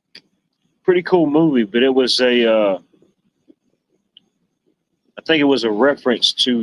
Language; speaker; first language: English; native; English